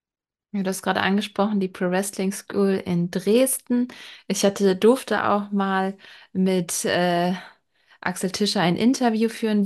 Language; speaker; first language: German; native; German